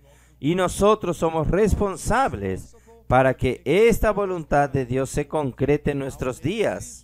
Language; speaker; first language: Spanish; non-native, fluent; Portuguese